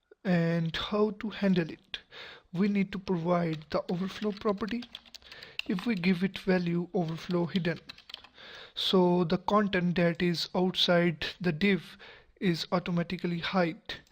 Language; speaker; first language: English; non-native, local second language; Urdu